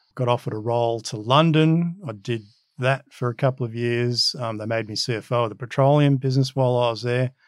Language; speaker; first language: English; early bilingual, other home language; Macedonian